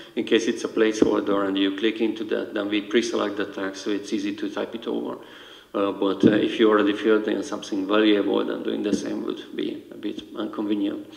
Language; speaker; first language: English; non-native, fluent; Hungarian